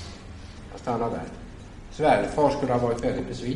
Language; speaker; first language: Swedish; native; Swedish